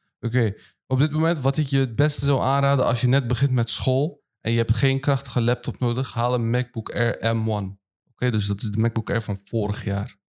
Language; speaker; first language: Dutch; early bilingual, other home language; Turkish